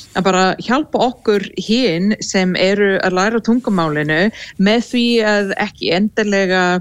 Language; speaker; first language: Icelandic; non-native, fluent; English